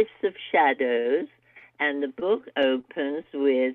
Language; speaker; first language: English; native; English